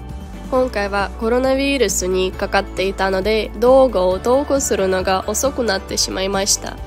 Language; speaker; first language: Japanese; non-native, fluent; Ukrainian